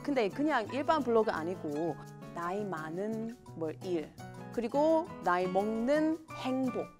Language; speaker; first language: Korean; non-native, fluent; English